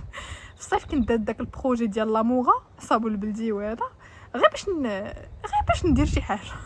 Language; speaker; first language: Arabic; native; Arabic